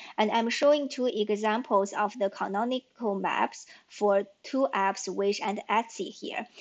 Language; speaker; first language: English; non-native, fluent; Chinese